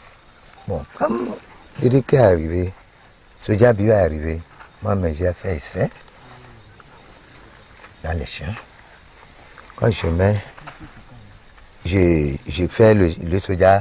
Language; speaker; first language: French; non-native, learner; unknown